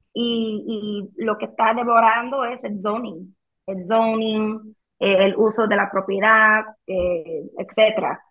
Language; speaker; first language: Spanish; early bilingual, heritage; Spanish